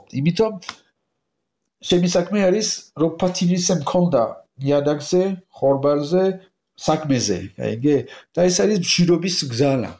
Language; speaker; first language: Georgian; non-native, learner; French